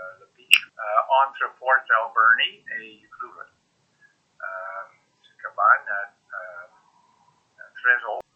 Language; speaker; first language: French; non-native, learner; English